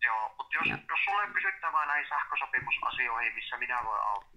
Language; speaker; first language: Finnish; native; Finnish